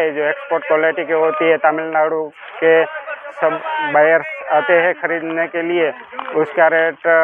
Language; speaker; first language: Hindi; non-native, local second language; Gujarati